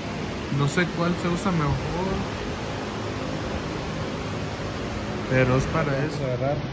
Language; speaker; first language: Spanish; non-native, local second language; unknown